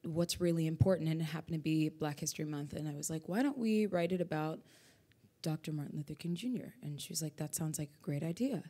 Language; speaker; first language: English; native; English